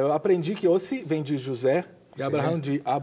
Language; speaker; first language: Portuguese; native; Portuguese